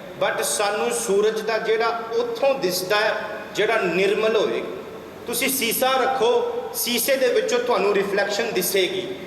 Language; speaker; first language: Punjabi; early bilingual, heritage; Punjabi